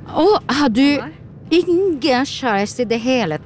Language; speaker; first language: Norwegian; non-native, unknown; Portuguese